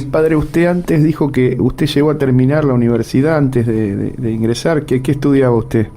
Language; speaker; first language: Spanish; native; Spanish